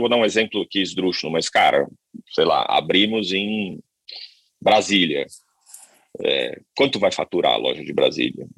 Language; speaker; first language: Portuguese; native; Portuguese